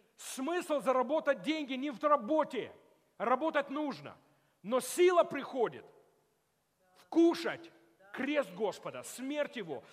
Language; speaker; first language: Russian; non-native, local second language; Ukrainian